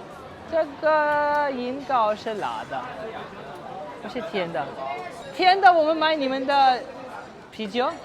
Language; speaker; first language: Chinese; non-native, fluent; Urdu